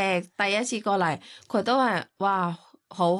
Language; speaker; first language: Cantonese; non-native, learner; Thai